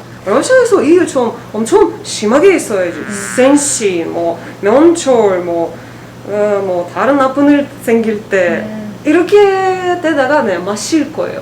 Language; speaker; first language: Korean; non-native, learner; Russian